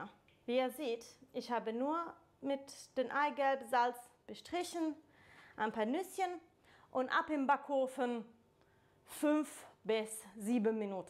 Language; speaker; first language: German; non-native, fluent; Italian